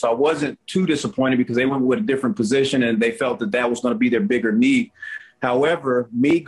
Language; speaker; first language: English; native; English